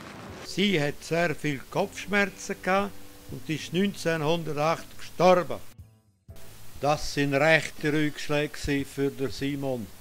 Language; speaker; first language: German; non-native, local second language; Romansh